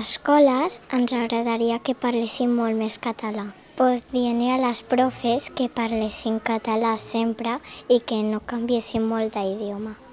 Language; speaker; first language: Catalan; non-native, local second language; Spanish